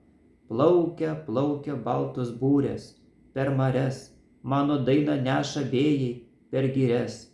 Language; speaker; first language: Lithuanian; native; Lithuanian